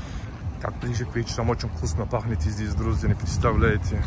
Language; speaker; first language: Russian; non-native, learner; Turkish